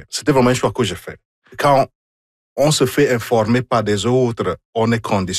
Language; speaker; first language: French; non-native, fluent; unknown